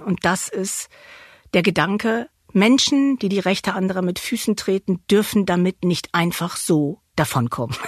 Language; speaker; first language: German; native; German